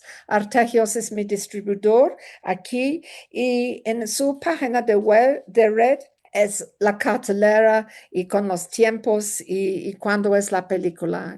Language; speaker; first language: Spanish; non-native, learner; English